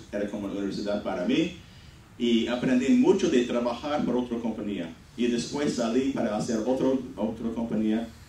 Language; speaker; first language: Spanish; non-native, fluent; English